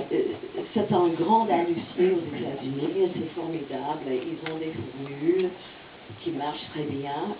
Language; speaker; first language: French; non-native, fluent; English